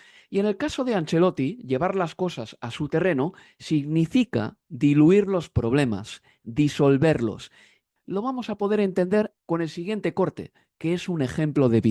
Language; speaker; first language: Spanish; native; Spanish